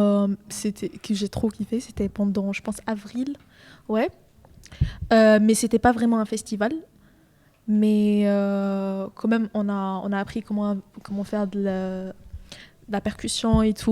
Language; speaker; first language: French; non-native, fluent; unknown